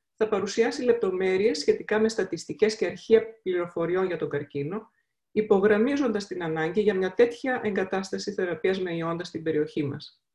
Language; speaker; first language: Greek; native; Greek